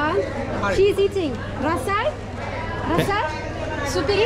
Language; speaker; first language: English; non-native, fluent; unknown